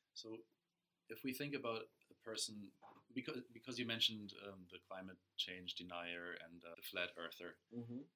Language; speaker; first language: English; non-native, fluent; German